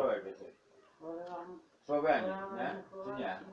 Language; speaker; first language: Polish; native; Polish